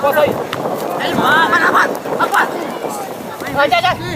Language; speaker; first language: Indonesian; native; Indonesian